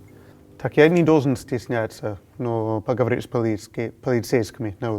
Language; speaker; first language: Russian; non-native, fluent; English